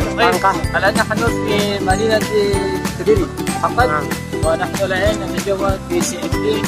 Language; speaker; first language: Arabic; non-native, learner; Indonesian